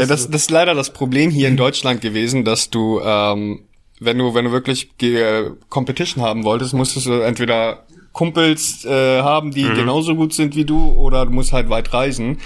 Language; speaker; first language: German; native; German